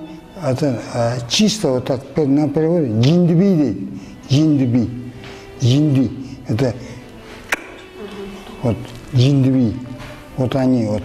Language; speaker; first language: Russian; non-native, local second language; Kyrgyz